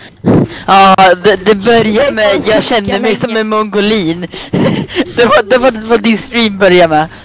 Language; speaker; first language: Swedish; native; Swedish